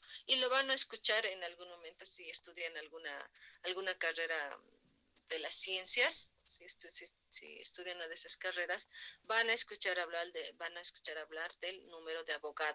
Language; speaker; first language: Spanish; native; Spanish